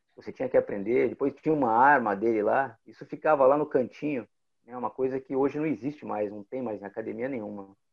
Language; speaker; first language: Portuguese; native; Portuguese